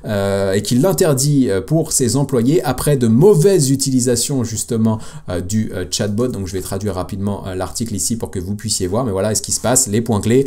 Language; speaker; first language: French; native; French